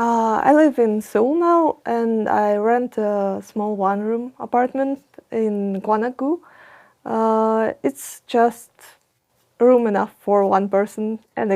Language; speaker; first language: English; non-native, fluent; Russian